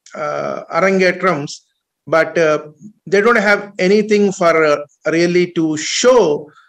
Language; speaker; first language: English; non-native, local second language; Telugu